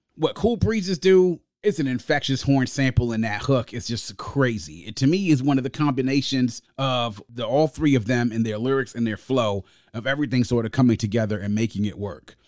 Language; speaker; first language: English; native; English